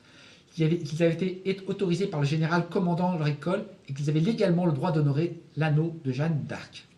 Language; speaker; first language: French; native; French